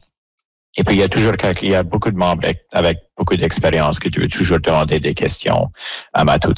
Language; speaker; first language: French; native; French